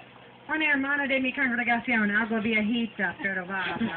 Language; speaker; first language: Spanish; non-native, learner; English